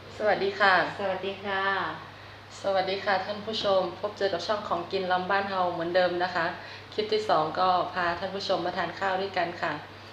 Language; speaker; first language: Thai; native; Thai